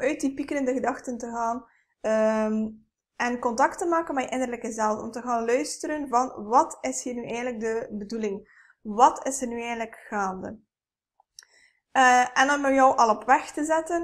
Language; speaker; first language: Dutch; native; Dutch